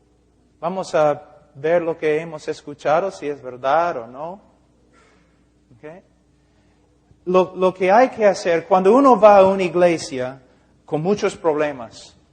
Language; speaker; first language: Spanish; non-native, fluent; English